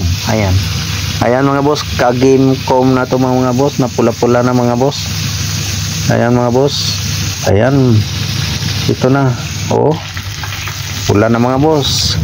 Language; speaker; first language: Filipino; non-native, local second language; Cebuano